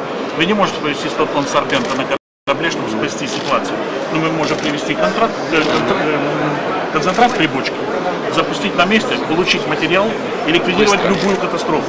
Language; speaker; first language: Russian; native; Russian